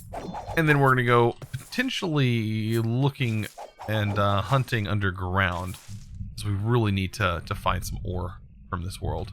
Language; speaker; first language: English; native; English